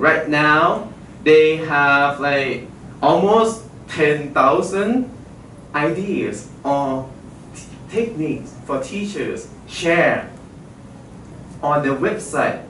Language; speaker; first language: English; non-native, fluent; Thai